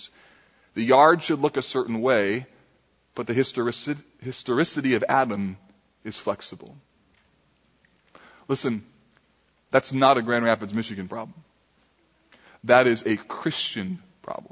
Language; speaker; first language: English; native; English